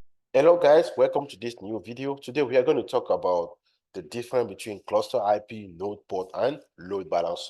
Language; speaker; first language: English; non-native, fluent; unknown